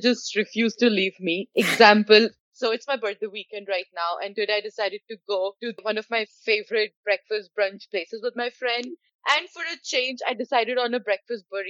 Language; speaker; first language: English; non-native, local second language; Hindi